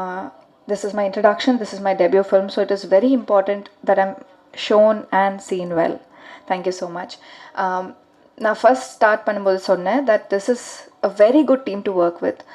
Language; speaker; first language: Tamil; non-native, learner; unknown